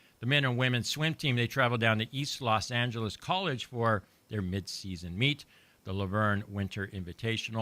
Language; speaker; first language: English; native; English